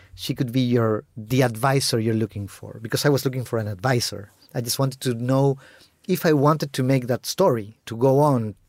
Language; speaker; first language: English; non-native, fluent; Spanish